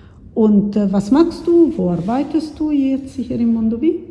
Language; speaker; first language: German; non-native, fluent; Italian